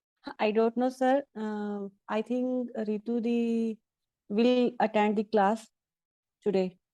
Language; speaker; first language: English; non-native, learner; Punjabi